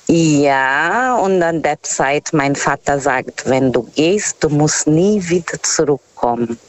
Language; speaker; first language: German; non-native, fluent; Portuguese